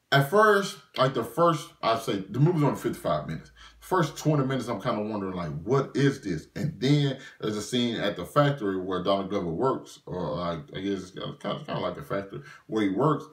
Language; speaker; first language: English; native; English